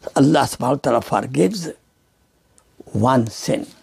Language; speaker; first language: English; non-native, local second language; Urdu